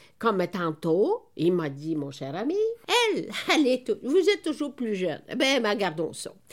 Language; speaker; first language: French; non-native, fluent; Italian